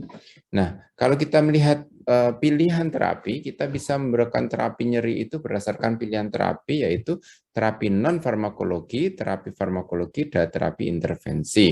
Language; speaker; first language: Indonesian; native; Indonesian